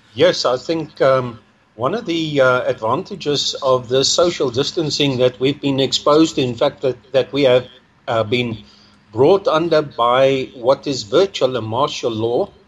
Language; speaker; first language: English; non-native, local second language; Afrikaans